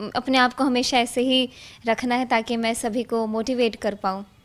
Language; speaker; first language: Hindi; native; Hindi